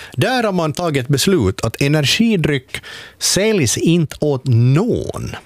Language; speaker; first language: Swedish; native; Swedish